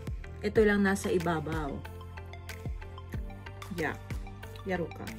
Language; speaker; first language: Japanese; non-native, learner; Filipino